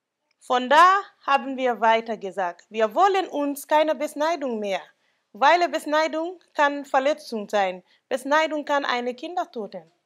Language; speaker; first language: German; non-native, local second language; Mandingo